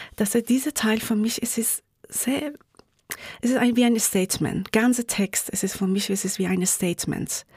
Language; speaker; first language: German; non-native, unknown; Persian